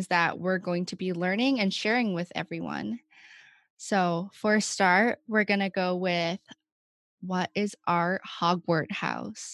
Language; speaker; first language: English; non-native, local second language; Cantonese